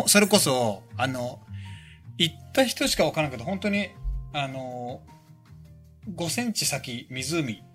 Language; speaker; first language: Japanese; native; Japanese